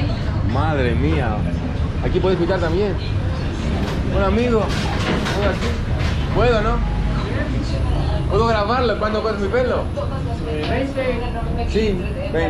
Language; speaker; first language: Spanish; non-native, learner; Greek